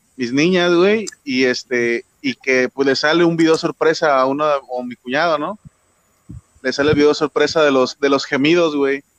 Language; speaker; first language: Spanish; native; Spanish